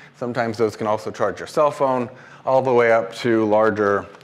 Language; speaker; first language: English; native; English